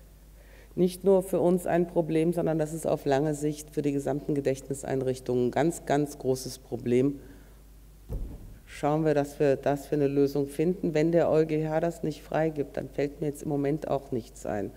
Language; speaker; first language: German; native; German